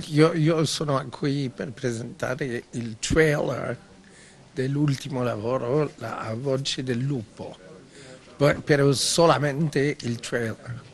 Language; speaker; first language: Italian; non-native, learner; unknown